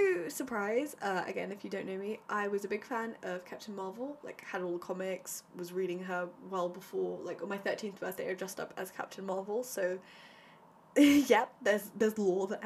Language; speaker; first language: English; native; English